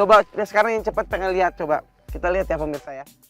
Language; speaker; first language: Indonesian; native; Indonesian